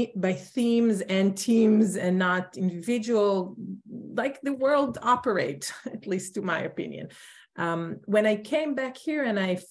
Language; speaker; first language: English; non-native, fluent; Hebrew